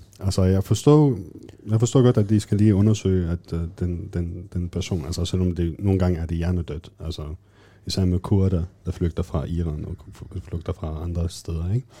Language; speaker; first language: Danish; non-native, fluent; Arabic